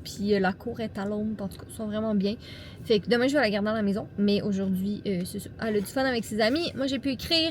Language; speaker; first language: French; native; French